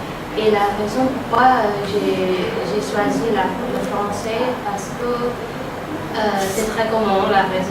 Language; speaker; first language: French; non-native, learner; Indonesian